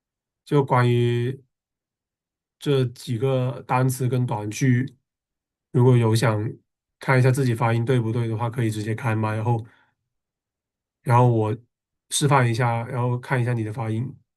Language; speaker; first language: Chinese; native; Chinese